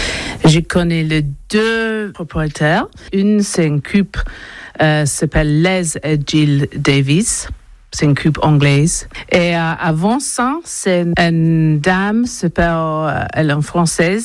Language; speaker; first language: French; non-native, learner; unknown